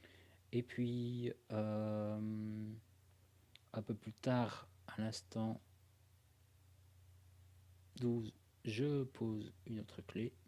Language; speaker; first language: French; native; French